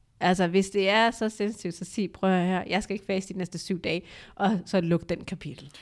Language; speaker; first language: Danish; early bilingual, other home language; Urdu